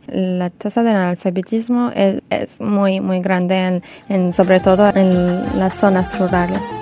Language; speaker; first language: Spanish; non-native, fluent; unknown